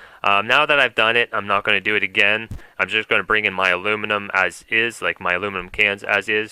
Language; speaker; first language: English; native; English